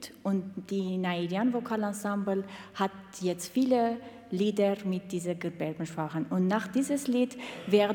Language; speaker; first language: German; non-native, learner; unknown